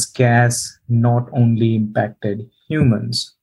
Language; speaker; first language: English; non-native, local second language; Hindi